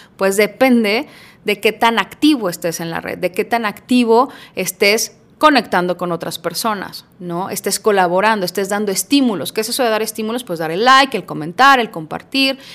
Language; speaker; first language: Spanish; native; Spanish